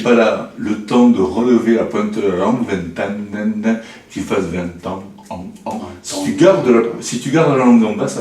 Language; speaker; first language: French; native; French